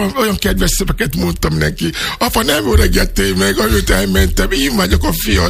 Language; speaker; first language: Hungarian; non-native, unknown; Yoruba